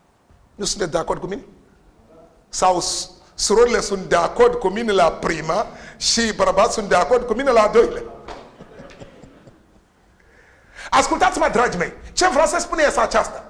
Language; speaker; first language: Romanian; non-native, learner; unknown